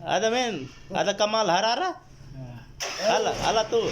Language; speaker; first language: Arabic; non-native, learner; Bangla